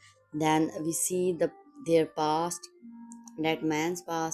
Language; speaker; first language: English; non-native, local second language; Urdu